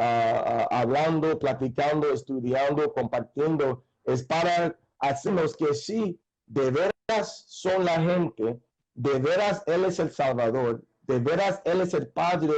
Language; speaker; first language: Spanish; non-native, fluent; English